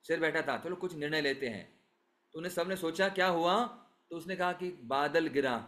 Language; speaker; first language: Hindi; non-native, local second language; Marathi